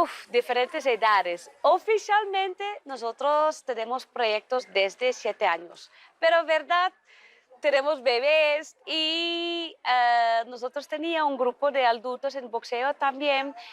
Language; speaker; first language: Spanish; early bilingual, heritage; Dutch